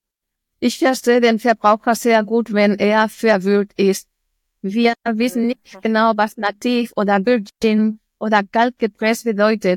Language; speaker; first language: German; non-native, fluent; Spanish